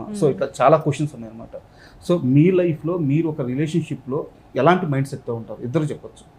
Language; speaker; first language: Telugu; native; Telugu